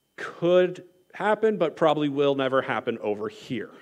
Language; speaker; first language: English; native; English